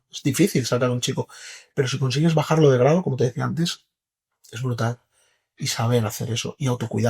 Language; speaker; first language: Spanish; native; Spanish